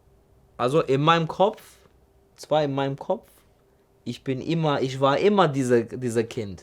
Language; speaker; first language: German; non-native, learner; Turkish